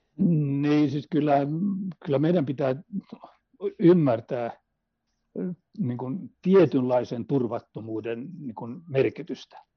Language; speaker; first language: Finnish; non-native, local second language; Swedish